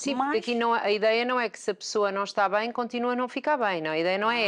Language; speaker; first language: Portuguese; native; Portuguese